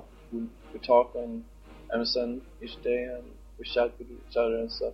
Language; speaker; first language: English; non-native, fluent; Swedish